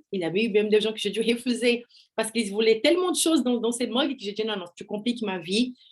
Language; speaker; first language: French; non-native, fluent; Portuguese